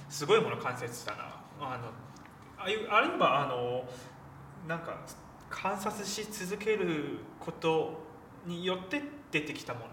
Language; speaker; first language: Japanese; non-native, fluent; Chinese